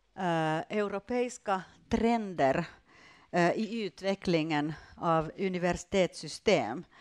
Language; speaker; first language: Swedish; non-native, fluent; Finnish